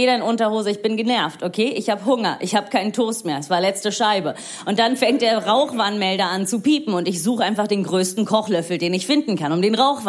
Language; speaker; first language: German; non-native, fluent; Italian